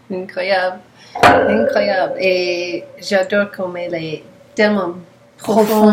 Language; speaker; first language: French; non-native, learner; English